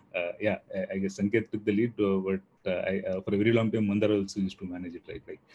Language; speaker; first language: English; non-native, local second language; Telugu